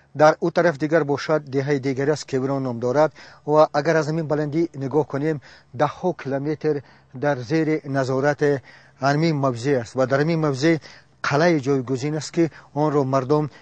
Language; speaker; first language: Tajik; native; Tajik